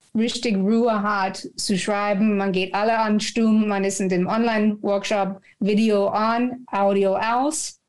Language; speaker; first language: German; non-native, fluent; English